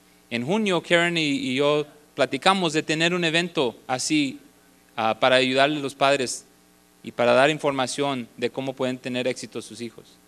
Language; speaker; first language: Spanish; early bilingual, other home language; English